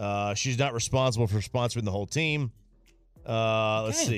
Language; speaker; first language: English; native; English